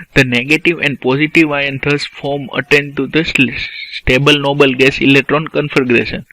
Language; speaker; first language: English; non-native, local second language; Gujarati